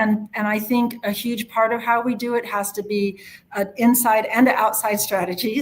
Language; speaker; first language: English; native; English